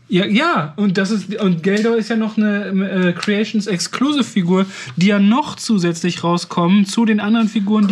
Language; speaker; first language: German; native; German